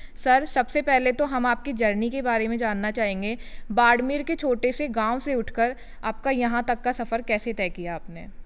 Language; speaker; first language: Hindi; native; Hindi